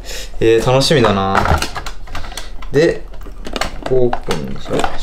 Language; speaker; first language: Japanese; native; Japanese